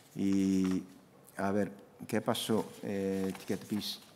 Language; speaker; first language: Spanish; non-native, fluent; Japanese